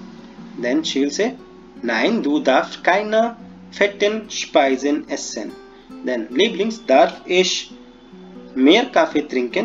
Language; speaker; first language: German; non-native, fluent; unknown